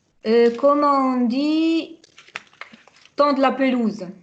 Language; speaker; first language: French; non-native, fluent; Hungarian